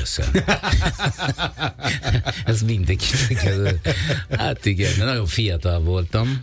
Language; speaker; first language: Hungarian; non-native, fluent; Italian